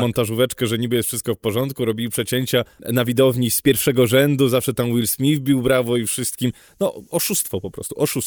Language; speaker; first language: Polish; native; Polish